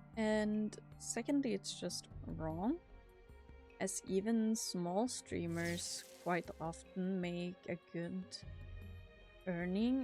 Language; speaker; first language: English; non-native, fluent; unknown